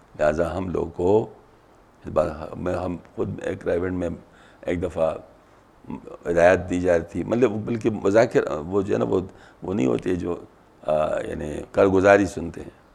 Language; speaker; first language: Urdu; non-native, local second language; Pashto